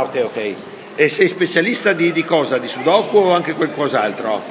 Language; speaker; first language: Italian; native; Italian